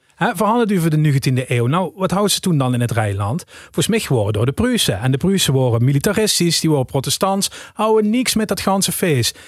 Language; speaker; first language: Dutch; native; Dutch